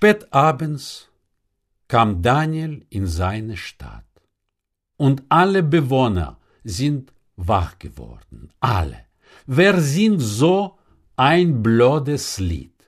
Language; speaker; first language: German; non-native, fluent; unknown